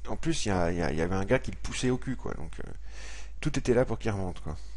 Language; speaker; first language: French; native; French